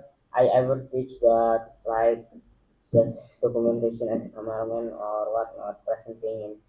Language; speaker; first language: English; non-native, learner; Indonesian